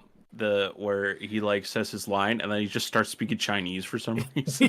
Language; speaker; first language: English; native; English